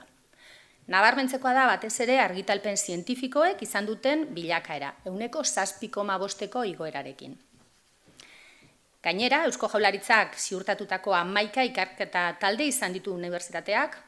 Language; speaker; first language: Basque; native; Basque